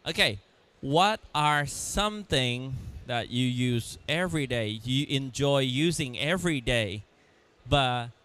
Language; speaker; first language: English; non-native, fluent; Vietnamese